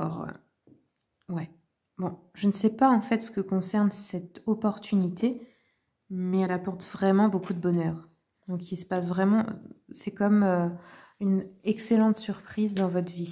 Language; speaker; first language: French; native; French